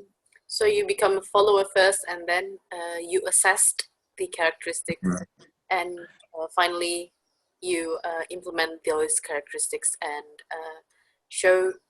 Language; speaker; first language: English; non-native, fluent; Indonesian